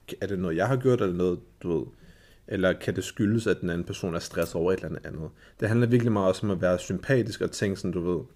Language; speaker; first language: Danish; early bilingual, other home language; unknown